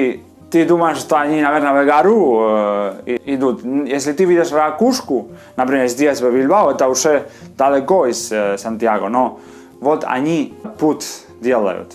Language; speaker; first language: Russian; non-native, fluent; Spanish